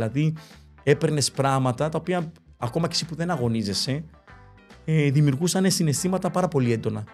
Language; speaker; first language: Greek; early bilingual, other home language; Spanish